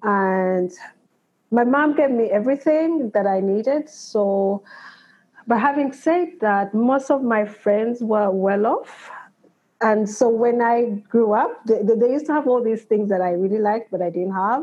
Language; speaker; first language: English; non-native, local second language; Ganda